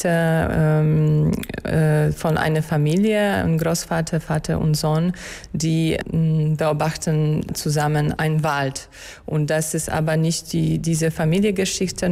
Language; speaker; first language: German; non-native, fluent; Polish